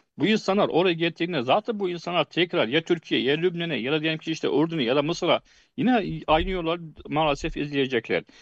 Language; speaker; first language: Turkish; non-native, fluent; Arabic